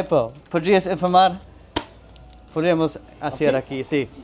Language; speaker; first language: Spanish; non-native, learner; English